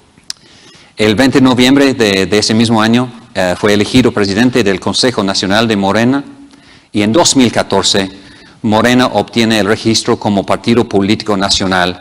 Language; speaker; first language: Spanish; non-native, fluent; English